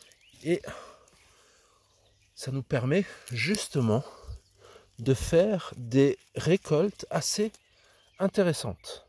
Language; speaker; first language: French; native; French